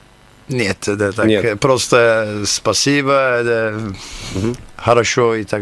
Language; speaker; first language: Russian; non-native, learner; Turkish